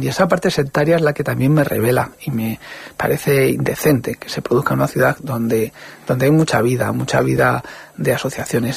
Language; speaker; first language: Spanish; native; Spanish